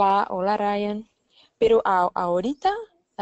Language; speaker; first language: Spanish; non-native, learner; Portuguese